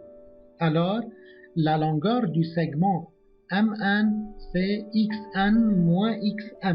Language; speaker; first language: French; non-native, local second language; Arabic